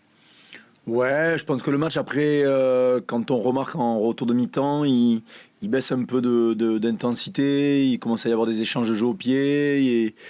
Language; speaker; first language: French; native; French